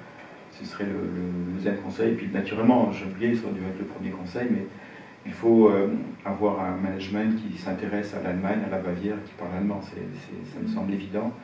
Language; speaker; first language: French; native; French